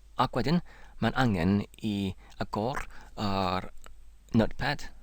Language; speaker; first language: Welsh; non-native, learner; English